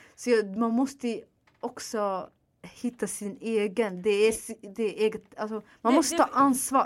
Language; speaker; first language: Swedish; non-native, fluent; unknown